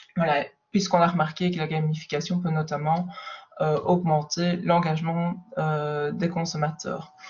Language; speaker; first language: French; native; French